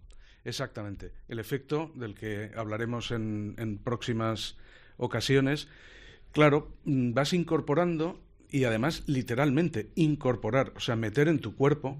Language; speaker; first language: Spanish; native; Spanish